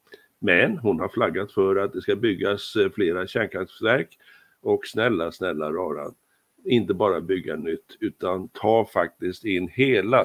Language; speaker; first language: Swedish; native; Swedish